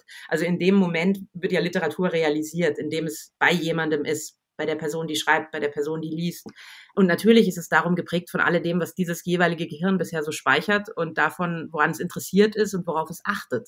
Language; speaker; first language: German; native; German